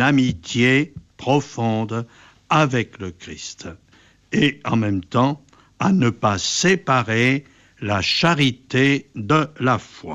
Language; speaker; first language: French; native; French